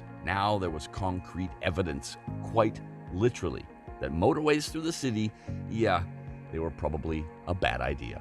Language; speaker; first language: English; native; English